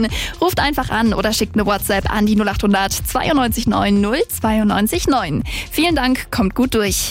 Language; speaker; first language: German; native; German